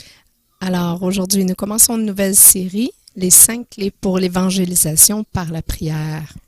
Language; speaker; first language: French; non-native, fluent; English